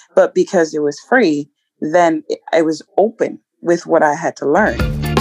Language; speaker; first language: English; early bilingual, other home language; Ibibio